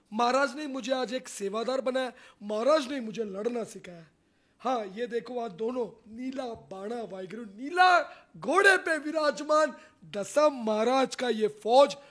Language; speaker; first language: Hindi; non-native, local second language; Punjabi